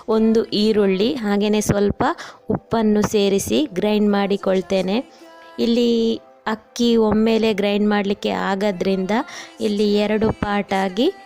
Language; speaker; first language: Kannada; non-native, local second language; Tulu